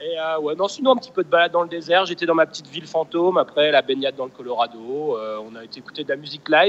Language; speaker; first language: French; native; French